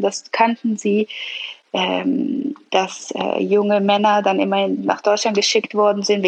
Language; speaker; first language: German; early bilingual, other home language; Persian